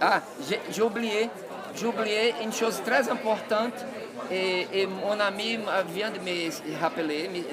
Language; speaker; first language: French; non-native, fluent; Portuguese